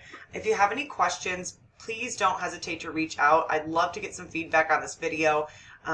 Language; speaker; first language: English; native; English